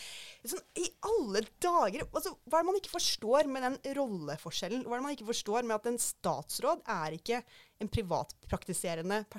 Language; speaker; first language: Norwegian; native; Norwegian